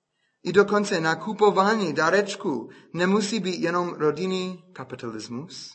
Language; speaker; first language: Czech; non-native, fluent; English